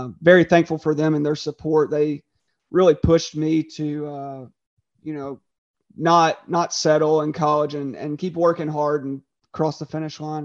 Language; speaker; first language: English; native; English